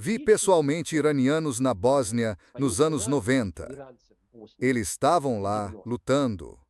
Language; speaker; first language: Portuguese; non-native, fluent; Serbian